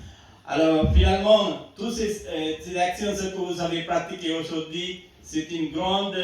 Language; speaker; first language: French; non-native, fluent; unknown